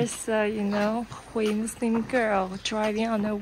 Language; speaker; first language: English; non-native, fluent; Chinese